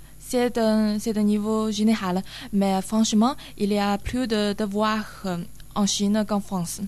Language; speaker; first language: French; non-native, learner; Chinese